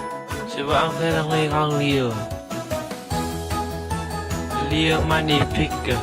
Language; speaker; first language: French; non-native, learner; Vietnamese